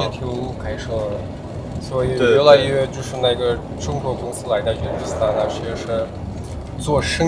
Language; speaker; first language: Chinese; non-native, fluent; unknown